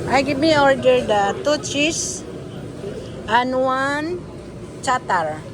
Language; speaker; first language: English; non-native, learner; Filipino